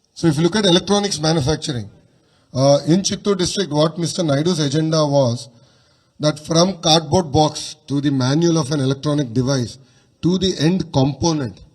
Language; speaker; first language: English; non-native, local second language; Telugu